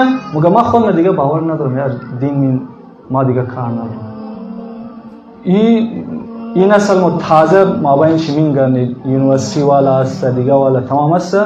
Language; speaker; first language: Persian; native; Persian